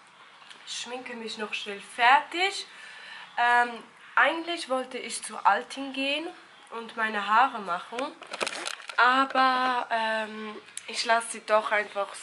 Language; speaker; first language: German; early bilingual, other home language; Albanian